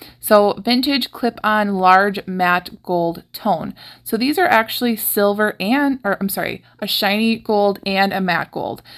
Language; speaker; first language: English; native; English